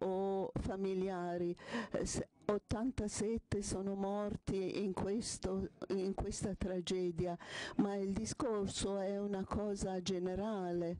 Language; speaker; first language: Italian; non-native, fluent; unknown